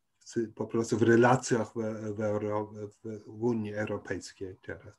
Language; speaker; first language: Polish; non-native, fluent; German